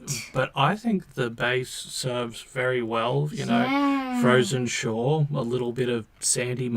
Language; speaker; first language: English; native; English